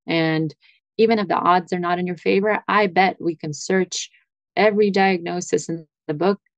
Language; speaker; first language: English; early bilingual, other home language; Russian